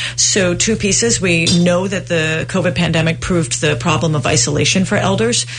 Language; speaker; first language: English; native; English